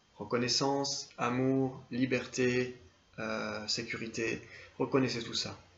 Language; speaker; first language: French; native; French